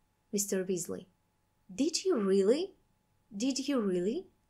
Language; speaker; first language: English; non-native, fluent; Hungarian